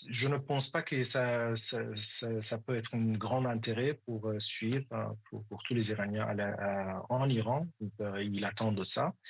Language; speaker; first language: French; non-native, fluent; Persian